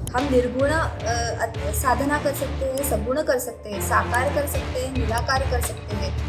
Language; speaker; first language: Hindi; non-native, local second language; Marathi